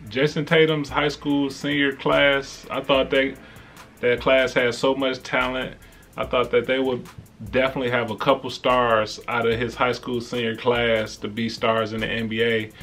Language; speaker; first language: English; native; English